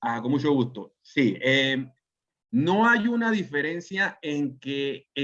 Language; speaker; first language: Spanish; native; Spanish